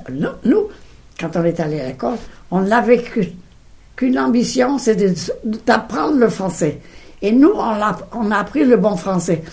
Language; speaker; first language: French; non-native, local second language; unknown